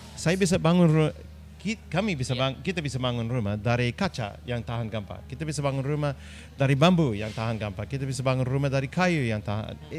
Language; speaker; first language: Indonesian; non-native, fluent; English